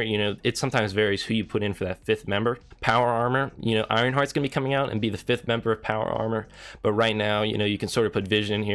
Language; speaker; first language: English; native; English